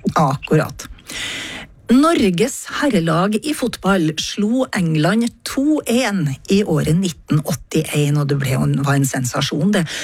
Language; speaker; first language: Norwegian; native; Norwegian